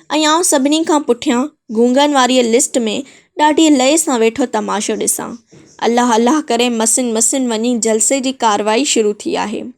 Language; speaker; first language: Sindhi; native; Sindhi